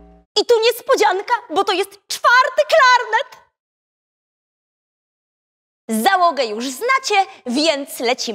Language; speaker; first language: Polish; native; Polish